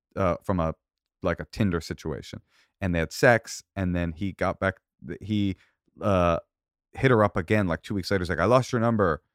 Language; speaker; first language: English; native; English